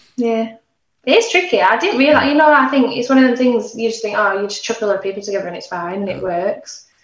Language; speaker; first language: English; native; English